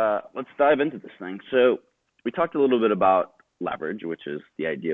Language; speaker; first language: English; native; English